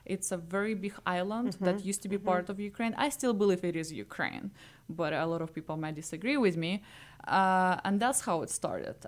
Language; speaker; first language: English; non-native, fluent; Ukrainian